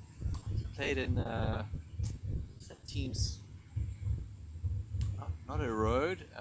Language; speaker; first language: English; native; English